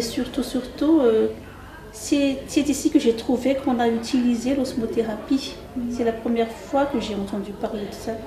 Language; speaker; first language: French; non-native, local second language; Malagasy